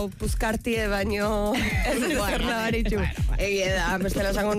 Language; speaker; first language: Basque; native; Basque